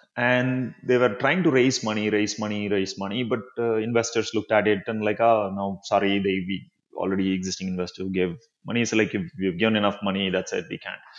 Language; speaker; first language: English; non-native, local second language; Tamil